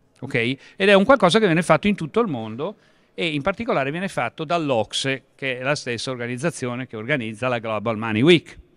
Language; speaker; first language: Italian; native; Italian